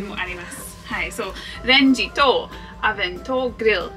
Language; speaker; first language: Japanese; non-native, learner; English